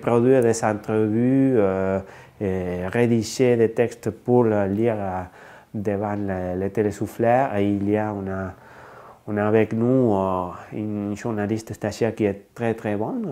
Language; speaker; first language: French; non-native, fluent; Spanish